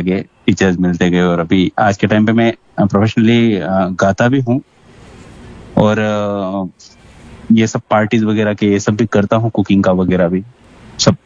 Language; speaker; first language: Hindi; native; Hindi